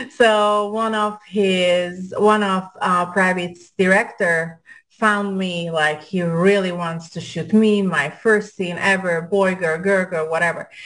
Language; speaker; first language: English; non-native, fluent; Hungarian